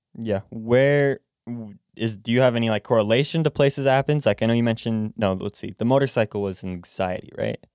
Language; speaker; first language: English; native; English